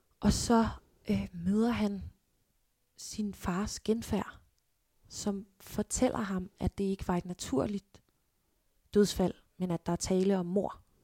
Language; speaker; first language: Danish; native; Danish